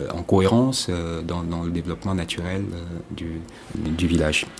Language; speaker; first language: French; non-native, local second language; Ewe